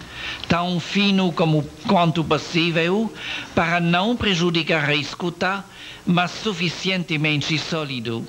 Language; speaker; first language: Portuguese; non-native, learner; French